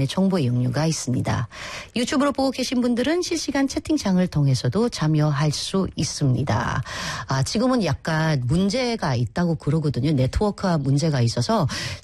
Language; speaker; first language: Korean; non-native, fluent; Filipino